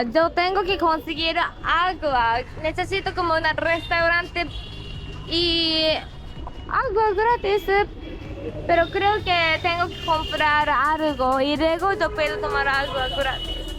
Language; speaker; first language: Spanish; non-native, learner; Japanese